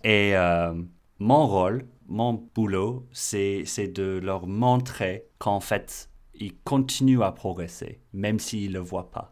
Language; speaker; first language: French; non-native, fluent; English